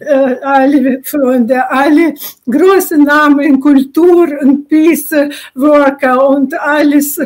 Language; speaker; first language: German; non-native, learner; Ukrainian